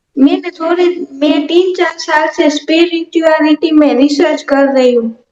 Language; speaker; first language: Hindi; non-native, local second language; Gujarati